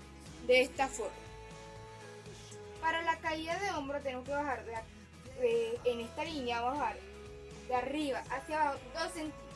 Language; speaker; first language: Spanish; native; Spanish